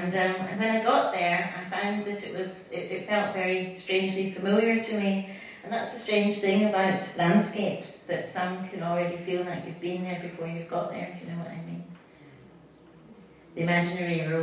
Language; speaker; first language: English; native; English